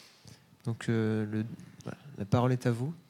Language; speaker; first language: French; native; French